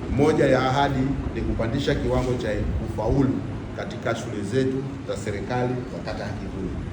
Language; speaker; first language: Swahili; native; Swahili